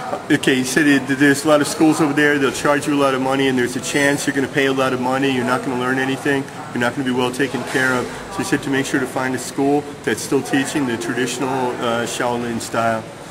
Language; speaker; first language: English; early bilingual, other home language; Italian